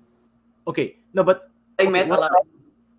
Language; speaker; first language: English; non-native, local second language; Filipino